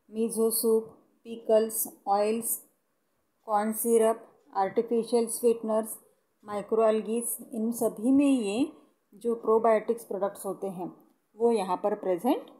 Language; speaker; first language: Hindi; non-native, local second language; Marathi